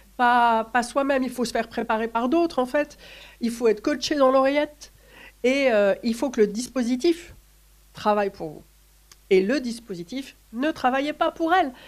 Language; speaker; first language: French; native; French